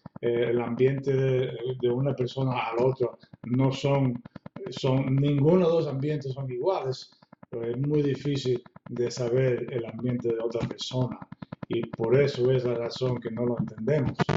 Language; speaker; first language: Spanish; non-native, fluent; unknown